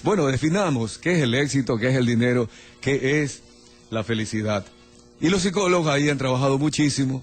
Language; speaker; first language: Spanish; native; Spanish